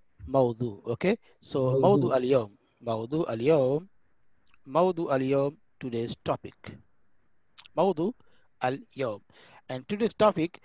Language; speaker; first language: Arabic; non-native, fluent; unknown